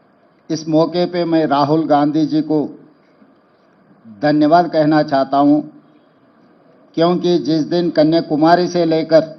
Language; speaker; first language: Hindi; non-native, local second language; Telugu